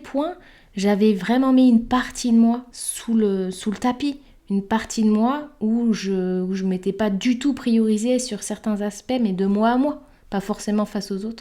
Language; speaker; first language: French; native; French